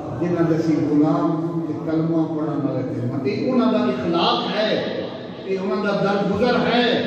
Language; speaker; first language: Urdu; non-native, local second language; Punjabi